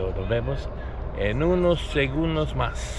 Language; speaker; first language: Spanish; non-native, fluent; English